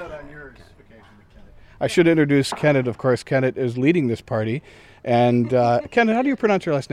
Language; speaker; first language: English; native; English